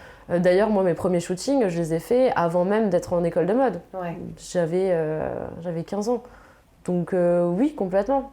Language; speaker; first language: French; native; French